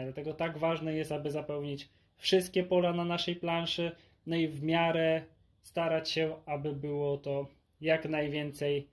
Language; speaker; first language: Polish; native; Polish